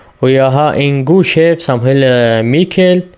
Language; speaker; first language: Danish; non-native, learner; Arabic